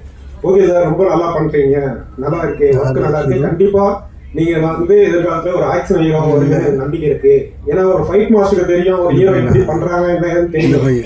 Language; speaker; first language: Tamil; native; Tamil